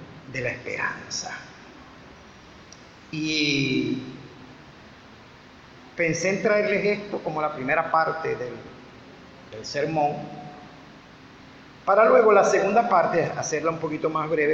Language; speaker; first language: Spanish; native; Spanish